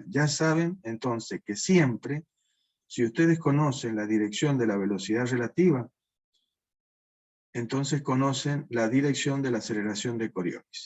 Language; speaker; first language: Spanish; native; Spanish